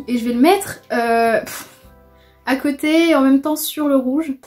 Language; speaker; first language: French; native; French